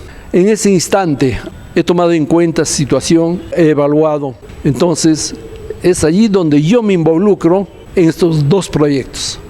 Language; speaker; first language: Spanish; native; Spanish